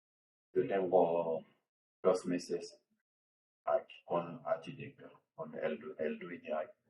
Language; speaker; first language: Spanish; non-native, learner; French